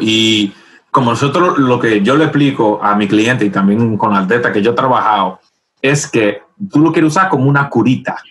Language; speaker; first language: Spanish; early bilingual, heritage; Spanish